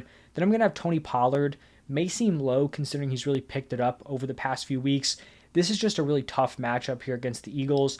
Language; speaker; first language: English; native; English